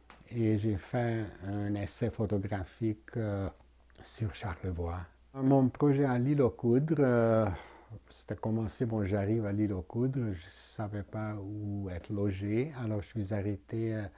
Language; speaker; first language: French; non-native, fluent; Hungarian